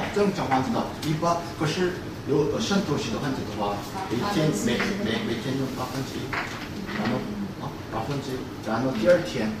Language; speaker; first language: Chinese; non-native, fluent; Korean